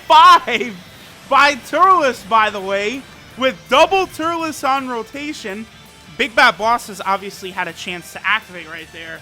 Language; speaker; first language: English; native; English